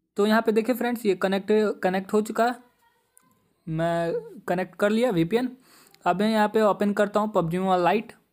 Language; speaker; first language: Hindi; native; Hindi